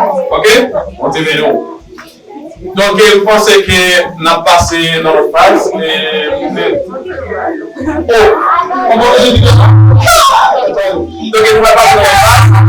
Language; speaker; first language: French; non-native, learner; Haitian Creole